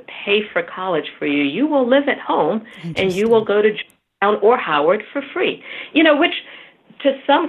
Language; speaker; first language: English; native; English